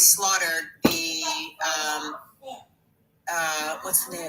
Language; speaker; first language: English; native; English